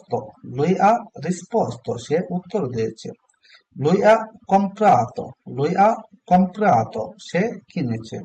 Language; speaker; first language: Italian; non-native, learner; Bangla